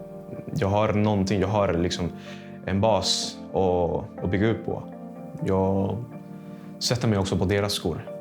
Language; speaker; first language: Swedish; non-native, fluent; Spanish